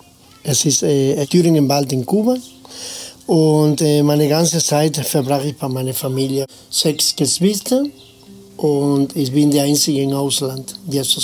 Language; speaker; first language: German; non-native, fluent; Spanish